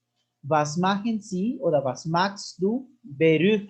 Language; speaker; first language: German; non-native, fluent; Spanish